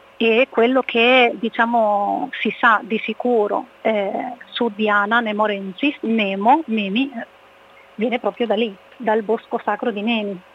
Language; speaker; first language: Italian; early bilingual, other home language; Spanish